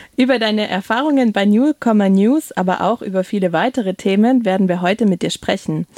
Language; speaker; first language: German; native; German